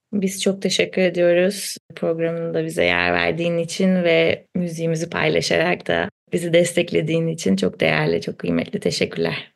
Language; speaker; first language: Turkish; native; Turkish